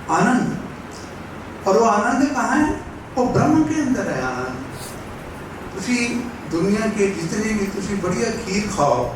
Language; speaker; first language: Hindi; non-native, local second language; Punjabi